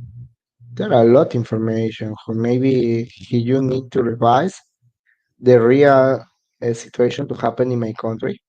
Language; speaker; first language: English; non-native, learner; Spanish